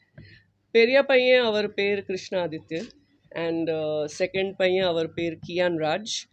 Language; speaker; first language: Tamil; non-native, learner; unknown